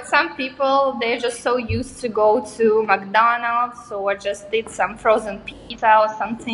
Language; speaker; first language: English; non-native, fluent; Russian